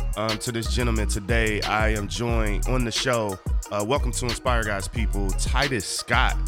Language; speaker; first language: English; native; English